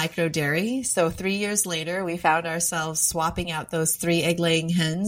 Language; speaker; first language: English; native; English